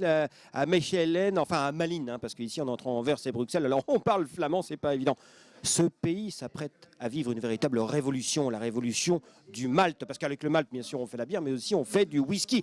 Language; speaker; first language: French; native; French